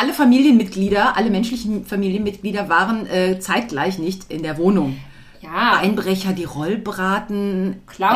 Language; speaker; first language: German; native; German